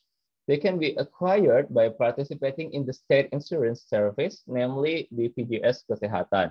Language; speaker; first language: English; non-native, learner; Indonesian